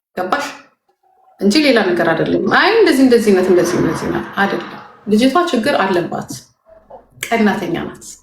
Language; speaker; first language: Amharic; native; Amharic